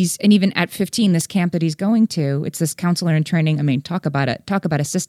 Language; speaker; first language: English; native; English